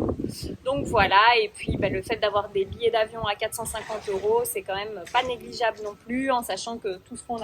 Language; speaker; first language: French; native; French